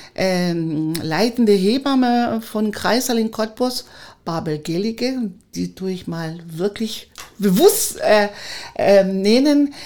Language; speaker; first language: German; non-native, fluent; Spanish